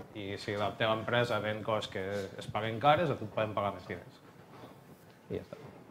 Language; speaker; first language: Catalan; native; Catalan